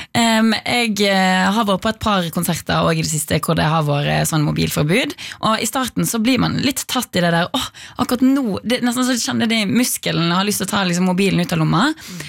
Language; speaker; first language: Norwegian; native; Norwegian